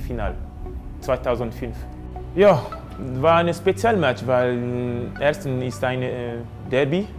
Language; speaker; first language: German; non-native, fluent; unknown